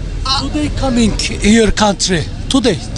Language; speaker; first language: English; non-native, learner; Turkish